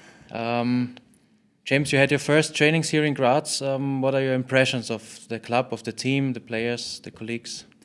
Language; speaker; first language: English; non-native, fluent; German